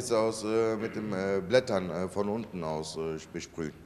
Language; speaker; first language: German; early bilingual, other home language; Turkish